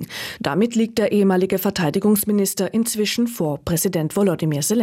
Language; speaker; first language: German; native; German